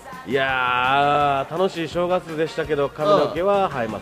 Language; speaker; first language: Japanese; native; Japanese